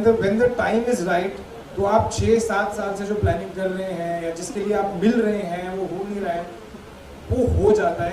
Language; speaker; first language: Hindi; native; Hindi